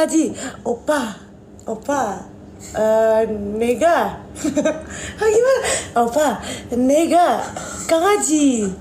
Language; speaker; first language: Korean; non-native, learner; Indonesian